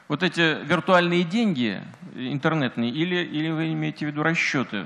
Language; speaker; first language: Russian; native; Russian